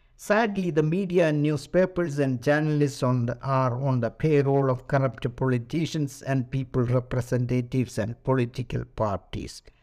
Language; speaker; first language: English; non-native, local second language; Malayalam